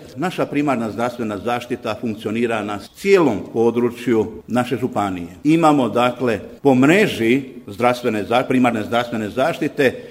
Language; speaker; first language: Croatian; native; Croatian